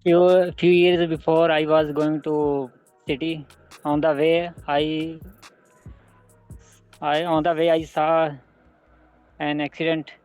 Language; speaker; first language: English; non-native, learner; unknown